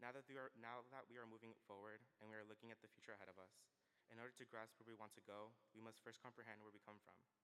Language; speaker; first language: English; early bilingual, other home language; Spanish